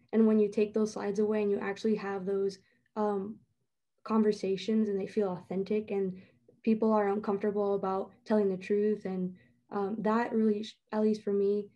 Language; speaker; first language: English; native; English